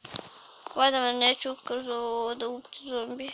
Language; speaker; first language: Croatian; early bilingual, heritage; Bosnian